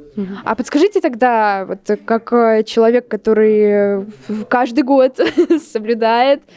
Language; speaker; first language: Russian; native; Russian